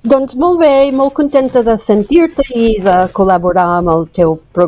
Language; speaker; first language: Catalan; non-native, fluent; English